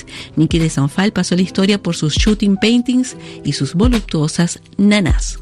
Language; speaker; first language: Spanish; native; Spanish